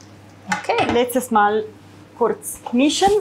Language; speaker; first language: German; non-native, fluent; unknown